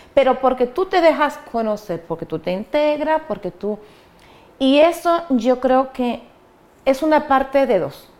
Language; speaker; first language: Spanish; native; Spanish